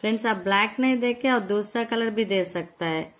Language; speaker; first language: Hindi; non-native, local second language; Telugu